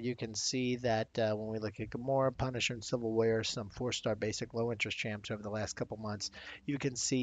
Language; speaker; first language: English; native; English